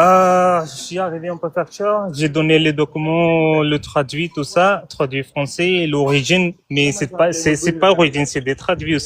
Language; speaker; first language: French; non-native, learner; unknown